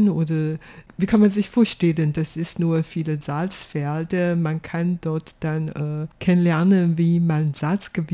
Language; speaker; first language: German; non-native, fluent; Chinese